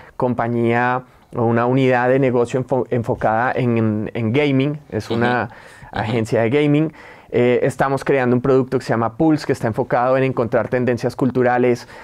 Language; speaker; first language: Spanish; native; Spanish